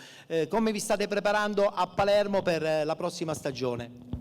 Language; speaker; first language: Italian; native; Italian